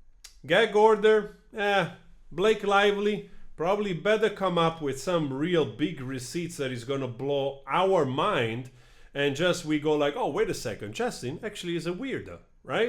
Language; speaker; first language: English; non-native, fluent; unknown